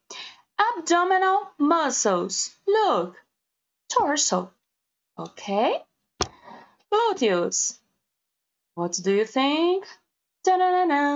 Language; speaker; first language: English; non-native, learner; Portuguese